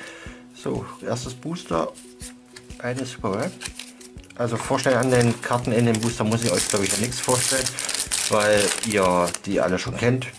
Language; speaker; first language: German; native; German